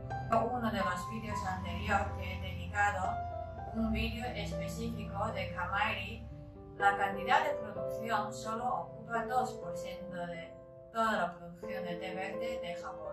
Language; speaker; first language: Spanish; non-native, learner; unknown